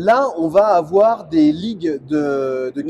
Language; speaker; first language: French; native; French